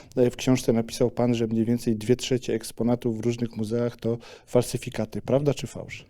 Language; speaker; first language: Polish; native; Polish